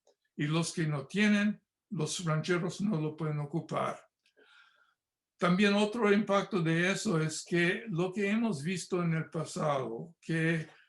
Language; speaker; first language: Spanish; non-native, fluent; English